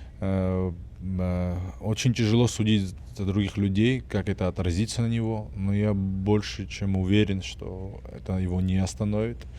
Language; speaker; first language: Russian; non-native, fluent; Georgian